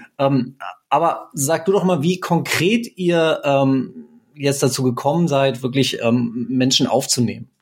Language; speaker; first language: German; native; German